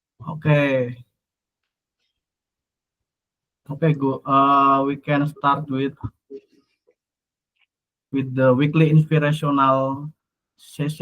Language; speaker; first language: English; non-native, learner; Indonesian